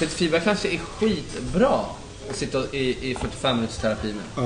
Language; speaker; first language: Swedish; native; Swedish